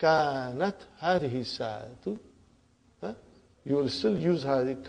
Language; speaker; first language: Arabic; non-native, fluent; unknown